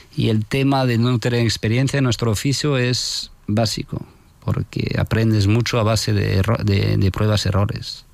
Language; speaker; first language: Spanish; non-native, fluent; French